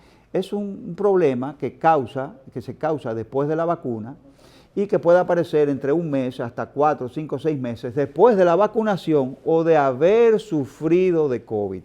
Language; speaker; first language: Spanish; native; Spanish